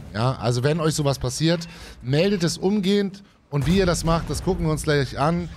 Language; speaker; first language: German; native; German